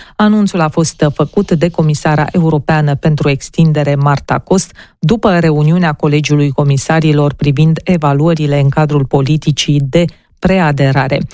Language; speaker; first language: Romanian; native; Romanian